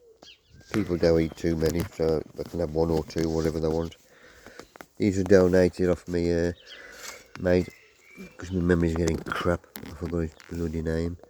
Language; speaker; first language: English; native; English